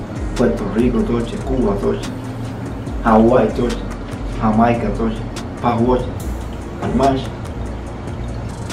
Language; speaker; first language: Russian; non-native, learner; Spanish